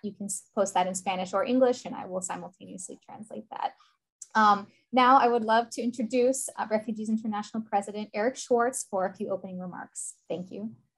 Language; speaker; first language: English; native; English